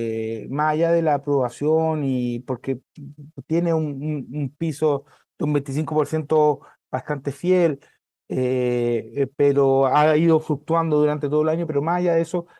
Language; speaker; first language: Spanish; native; Spanish